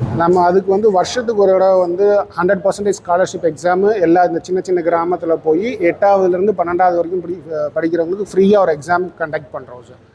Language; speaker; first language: Tamil; native; Tamil